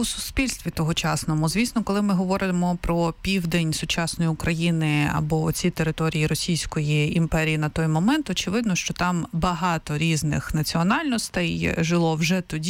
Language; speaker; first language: Ukrainian; native; Ukrainian